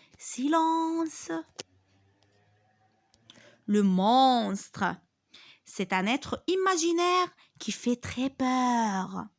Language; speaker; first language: French; non-native, local second language; Arabic